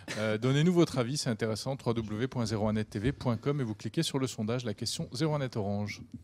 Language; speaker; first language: French; native; French